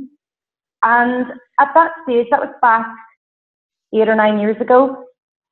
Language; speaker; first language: English; native; English